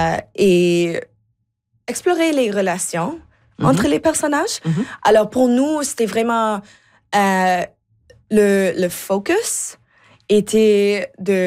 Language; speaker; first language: French; non-native, local second language; English